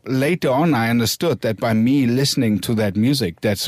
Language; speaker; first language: English; non-native, fluent; German